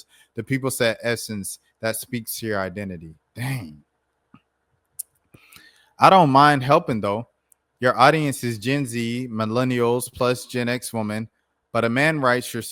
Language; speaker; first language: English; native; English